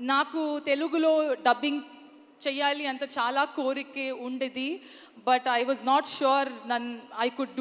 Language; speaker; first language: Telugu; non-native, learner; Kannada